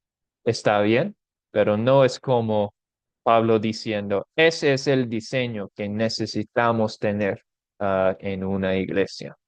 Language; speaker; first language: Spanish; non-native, fluent; English